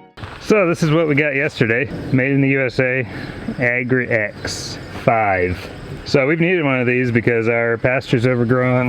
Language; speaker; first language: English; native; English